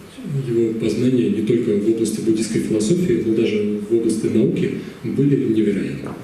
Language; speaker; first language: Russian; native; Russian